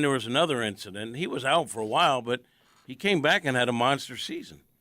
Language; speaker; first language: English; native; English